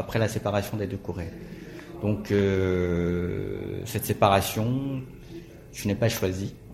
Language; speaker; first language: French; non-native, fluent; Korean